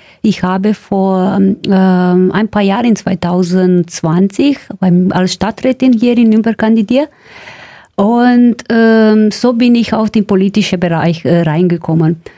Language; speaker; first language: German; non-native, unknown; Romanian